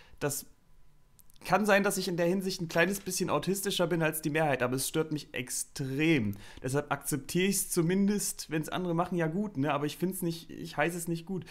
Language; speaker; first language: German; native; German